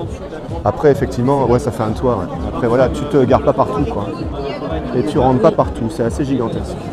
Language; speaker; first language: French; native; French